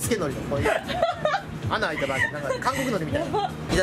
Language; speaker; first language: Japanese; native; Japanese